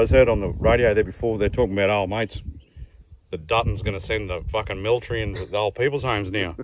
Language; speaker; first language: English; native; English